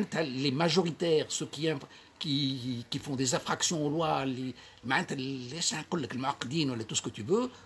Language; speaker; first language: French; non-native, local second language; Arabic